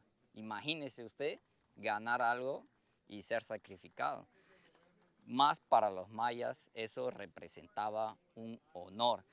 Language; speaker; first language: Spanish; non-native, fluent; Portuguese